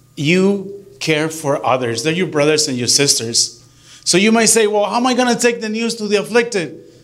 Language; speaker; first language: English; early bilingual, other home language; Spanish